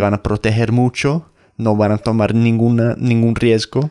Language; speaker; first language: Spanish; non-native, fluent; English